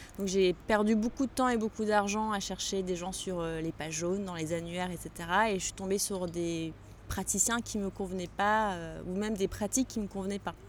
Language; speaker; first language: French; non-native, local second language; Arabic